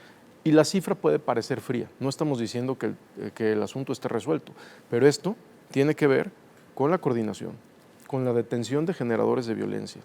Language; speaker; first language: Spanish; native; Spanish